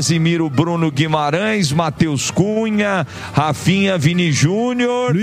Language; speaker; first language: Portuguese; native; Portuguese